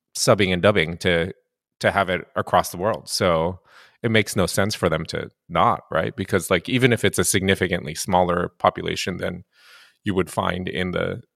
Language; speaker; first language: English; early bilingual, other home language; Japanese